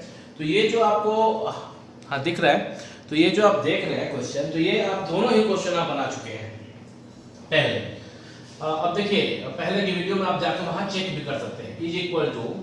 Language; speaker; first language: Hindi; native; Hindi